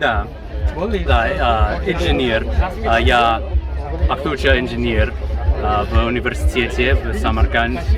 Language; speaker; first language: Russian; non-native, learner; English